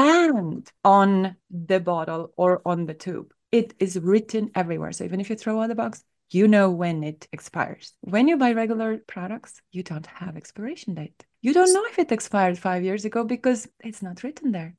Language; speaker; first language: English; non-native, fluent; Estonian